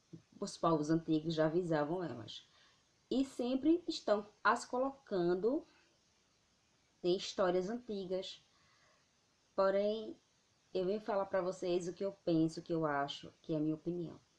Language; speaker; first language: Portuguese; native; Portuguese